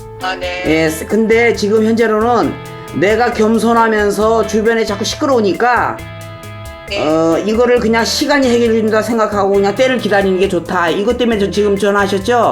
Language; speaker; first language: Korean; native; Korean